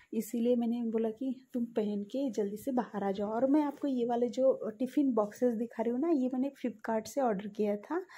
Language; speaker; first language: Hindi; non-native, local second language; Marathi